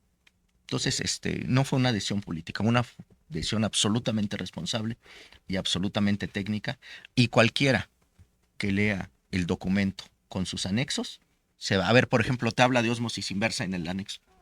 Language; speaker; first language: Spanish; native; Spanish